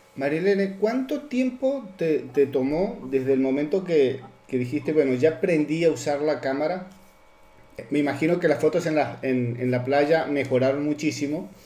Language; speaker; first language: Spanish; native; Spanish